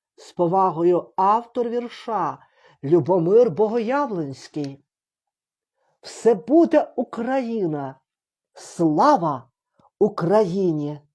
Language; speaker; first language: Ukrainian; native; Ukrainian